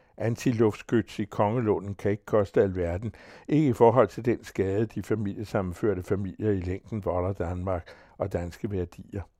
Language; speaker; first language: Danish; native; Danish